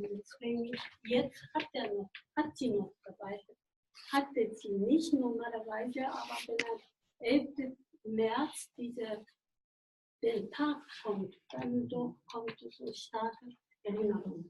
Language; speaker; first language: German; non-native, fluent; Japanese